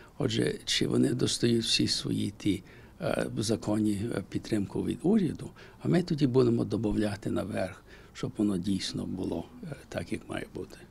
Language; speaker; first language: Ukrainian; early bilingual, heritage; Ukrainian